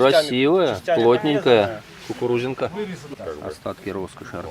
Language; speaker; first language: Russian; native; Russian